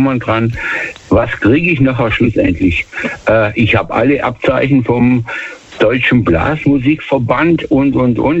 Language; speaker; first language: German; native; German